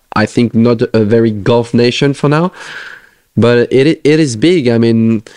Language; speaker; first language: English; non-native, fluent; French